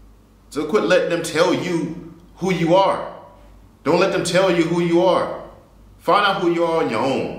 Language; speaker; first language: English; native; English